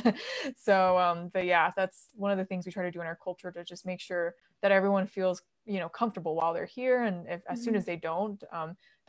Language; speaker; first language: English; native; English